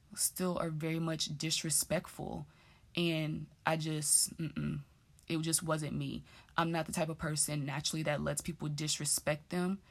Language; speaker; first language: English; native; English